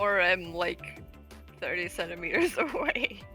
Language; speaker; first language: English; native; English